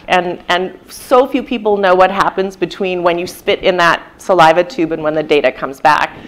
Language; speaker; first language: English; native; English